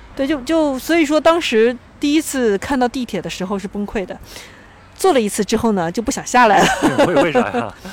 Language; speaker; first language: Chinese; native; Chinese